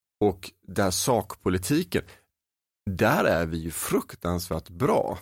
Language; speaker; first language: Swedish; native; Swedish